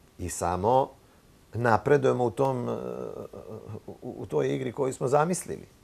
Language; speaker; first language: Serbian; native; Serbian